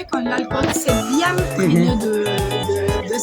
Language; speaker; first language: French; non-native, fluent; Spanish